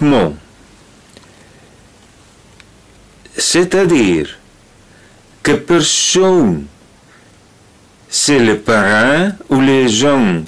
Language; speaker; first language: French; non-native, learner; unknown